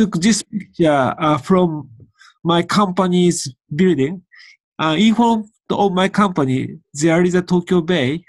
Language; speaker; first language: English; non-native, learner; Japanese